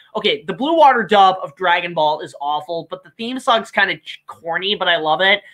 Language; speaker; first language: English; native; English